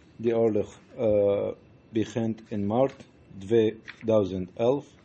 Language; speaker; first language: Dutch; non-native, learner; Arabic